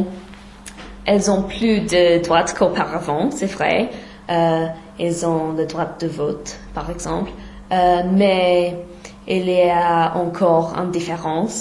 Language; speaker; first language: French; non-native, fluent; English